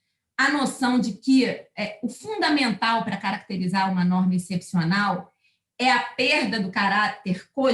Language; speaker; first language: Portuguese; native; Portuguese